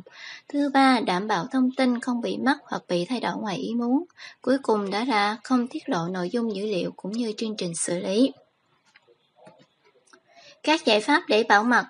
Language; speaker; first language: Vietnamese; native; Vietnamese